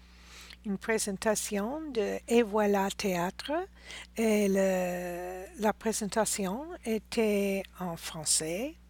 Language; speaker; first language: French; non-native, learner; English